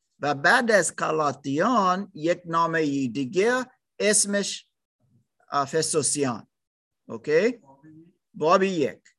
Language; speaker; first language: Persian; non-native, learner; German